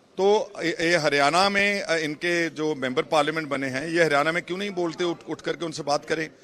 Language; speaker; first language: Hindi; non-native, local second language; Punjabi